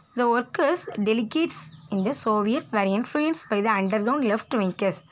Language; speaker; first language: English; non-native, local second language; Tamil